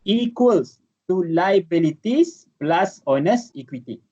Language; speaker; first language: English; non-native, local second language; Malay